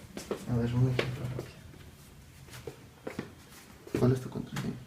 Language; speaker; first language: Spanish; native; Spanish